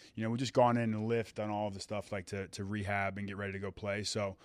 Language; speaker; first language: English; native; English